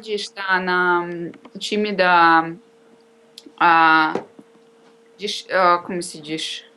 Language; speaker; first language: Portuguese; non-native, learner; Russian